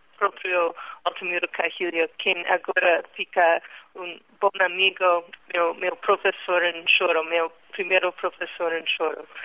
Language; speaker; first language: Portuguese; non-native, fluent; English